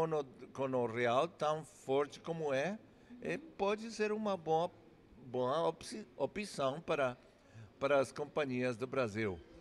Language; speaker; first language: Portuguese; non-native, fluent; English